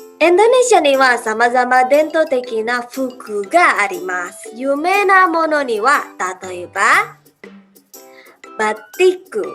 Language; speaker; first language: Japanese; non-native, learner; Indonesian